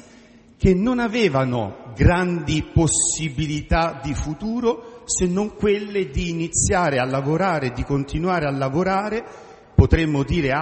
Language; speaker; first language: Italian; native; Italian